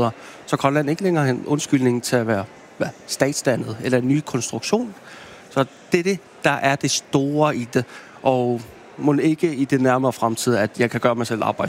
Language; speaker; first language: Danish; non-native, local second language; Kalaallisut